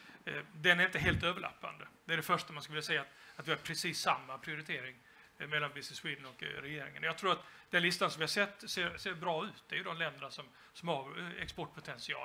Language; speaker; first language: Swedish; native; Swedish